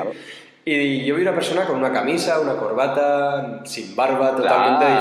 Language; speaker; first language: Spanish; native; Spanish